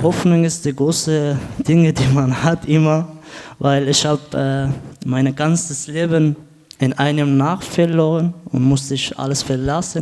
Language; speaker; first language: German; non-native, learner; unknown